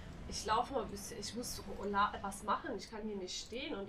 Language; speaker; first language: German; native; German